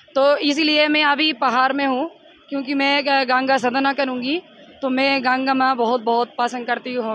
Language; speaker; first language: Hindi; non-native, learner; Spanish